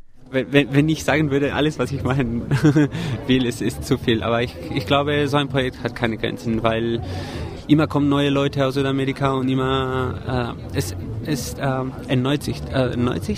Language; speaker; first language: German; non-native, learner; Spanish